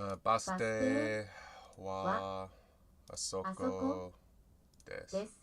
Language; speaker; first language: Japanese; non-native, learner; English